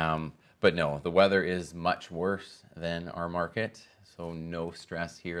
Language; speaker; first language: English; native; English